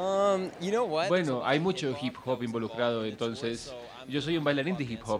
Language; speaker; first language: Spanish; non-native, fluent; English